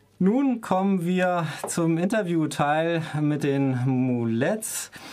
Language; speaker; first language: German; native; German